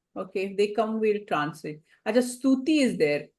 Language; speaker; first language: English; non-native, local second language; Hindi